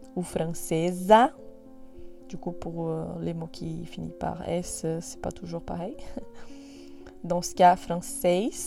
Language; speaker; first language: French; non-native, fluent; Portuguese